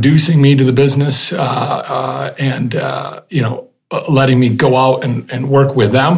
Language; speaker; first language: English; native; English